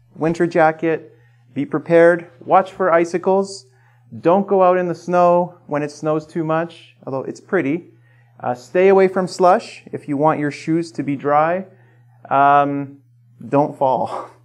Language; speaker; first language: English; native; English